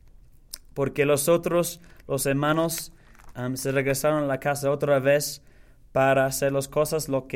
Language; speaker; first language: Spanish; non-native, learner; English